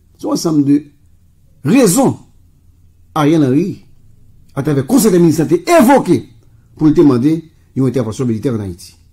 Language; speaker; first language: French; non-native, local second language; Haitian Creole